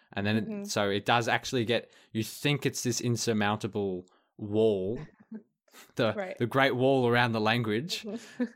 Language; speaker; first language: English; native; English